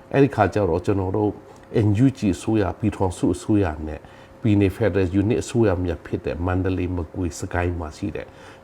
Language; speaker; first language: Burmese; non-native, local second language; Hakha Chin